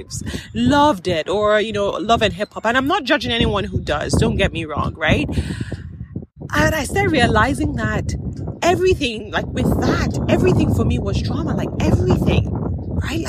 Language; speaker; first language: English; non-native, local second language; Yoruba